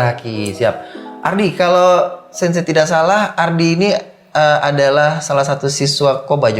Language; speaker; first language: Indonesian; native; Indonesian